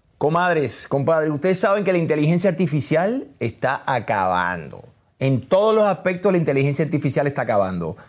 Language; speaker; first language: Spanish; native; Spanish